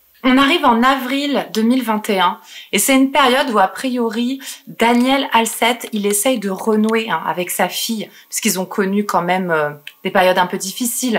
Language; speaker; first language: French; native; French